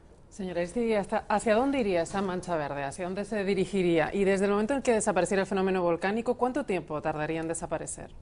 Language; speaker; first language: Spanish; native; Spanish